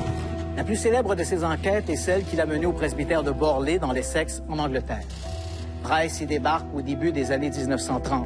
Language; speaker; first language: French; native; French